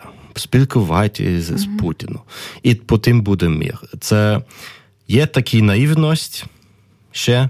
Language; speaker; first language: Ukrainian; non-native, learner; German